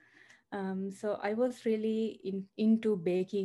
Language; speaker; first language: English; non-native, local second language; Sinhala